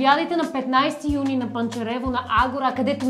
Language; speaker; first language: Bulgarian; native; Bulgarian